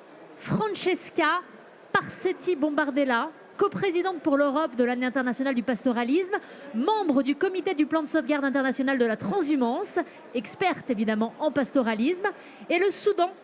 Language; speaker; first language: French; native; French